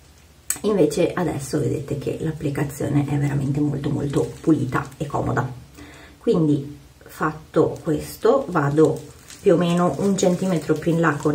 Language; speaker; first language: Italian; native; Italian